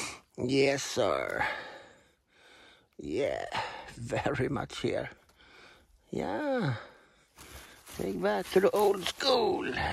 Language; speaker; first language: English; non-native, learner; Swedish